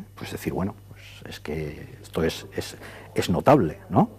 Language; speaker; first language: Spanish; native; Spanish